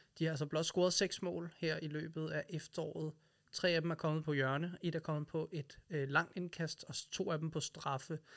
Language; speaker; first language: Danish; native; Danish